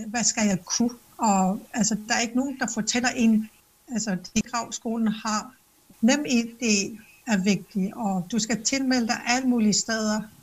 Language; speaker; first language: Danish; non-native, local second language; Kalaallisut